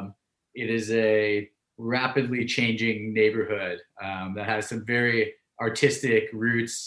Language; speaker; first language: English; native; English